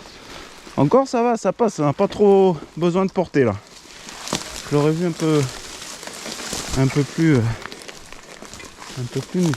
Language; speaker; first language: French; native; French